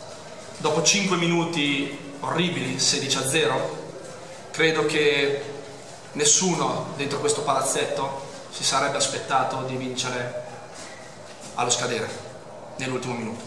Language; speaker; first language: Italian; native; Italian